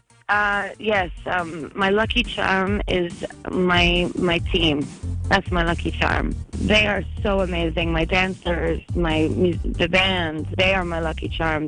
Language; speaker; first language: English; native; English